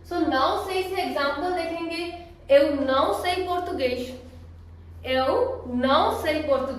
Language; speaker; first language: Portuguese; non-native, fluent; Hindi